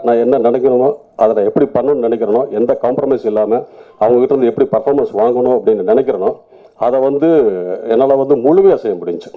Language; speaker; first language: Tamil; native; Tamil